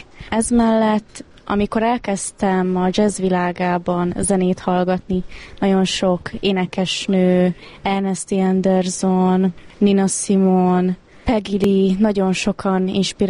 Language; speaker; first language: Hungarian; native; Hungarian